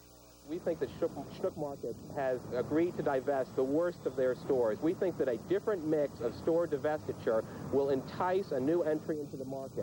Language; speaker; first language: English; native; English